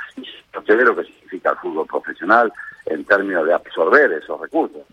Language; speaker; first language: Spanish; native; Spanish